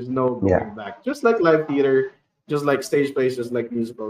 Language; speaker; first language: English; non-native, local second language; Hiligaynon